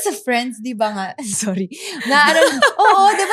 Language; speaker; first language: Filipino; native; Filipino